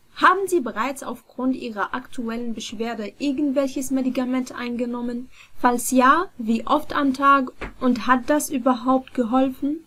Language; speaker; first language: German; non-native, fluent; Arabic